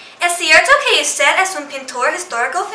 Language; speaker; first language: Spanish; non-native, learner; English